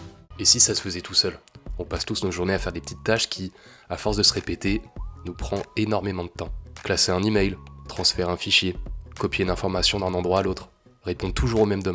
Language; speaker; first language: French; native; French